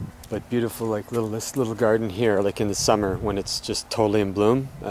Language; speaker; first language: English; native; English